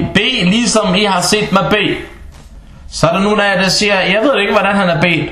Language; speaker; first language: Danish; early bilingual, other home language; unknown